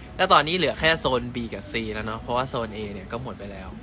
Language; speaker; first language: Thai; native; Thai